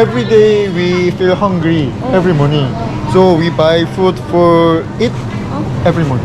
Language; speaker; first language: English; non-native, learner; Korean